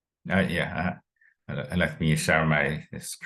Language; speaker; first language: English; non-native, fluent; Chinese